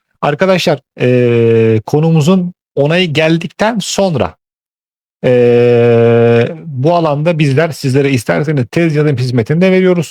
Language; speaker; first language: Turkish; native; Turkish